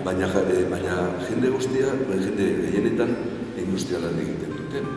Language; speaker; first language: Basque; non-native, local second language; Spanish